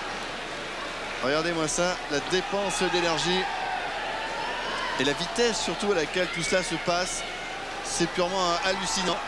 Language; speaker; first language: French; native; French